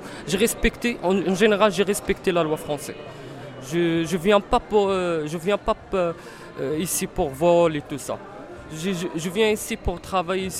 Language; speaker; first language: French; non-native, learner; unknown